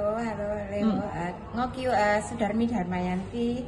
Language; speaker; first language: Cantonese; non-native, fluent; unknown